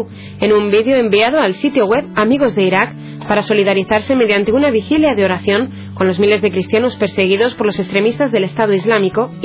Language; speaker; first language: Spanish; native; Spanish